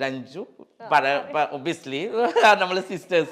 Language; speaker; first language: Malayalam; non-native, learner; Assamese